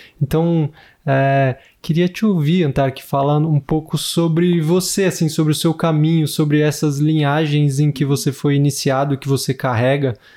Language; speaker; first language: Portuguese; native; Portuguese